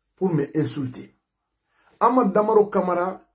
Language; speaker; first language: French; non-native, local second language; Mandingo